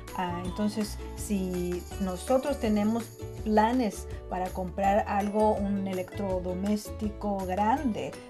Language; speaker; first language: Spanish; non-native, fluent; Chinese